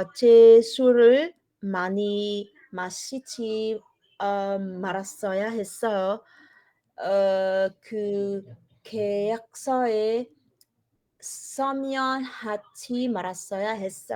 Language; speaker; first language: Korean; non-native, learner; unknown